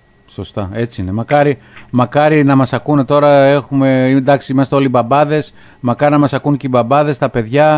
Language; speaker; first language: Greek; native; Greek